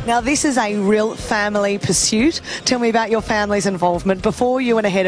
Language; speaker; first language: English; native; English